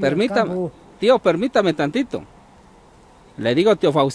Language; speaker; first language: Spanish; native; Spanish